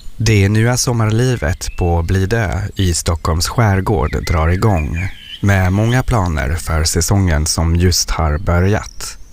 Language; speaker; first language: Swedish; non-native, fluent; French